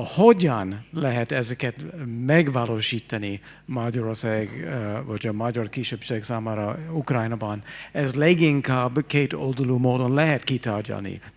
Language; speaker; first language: Hungarian; non-native, fluent; English